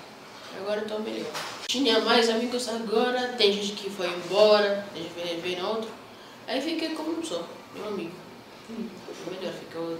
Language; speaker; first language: Portuguese; early bilingual, other home language; Arabic